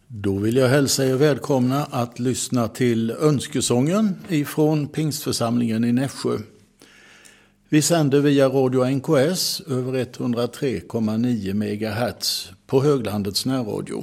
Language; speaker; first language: Swedish; native; Swedish